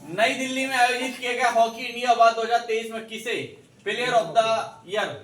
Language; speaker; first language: Hindi; native; Hindi